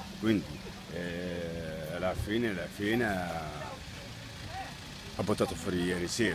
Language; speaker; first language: Italian; non-native, learner; Arabic